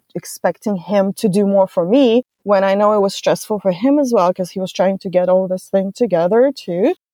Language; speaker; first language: English; non-native, fluent; Russian